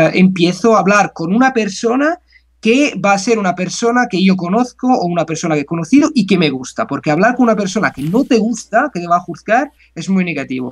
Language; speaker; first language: Spanish; non-native, fluent; Italian